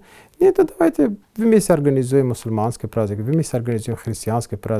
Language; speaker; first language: Russian; non-native, fluent; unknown